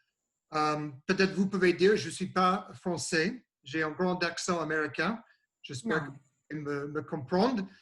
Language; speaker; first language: French; non-native, learner; English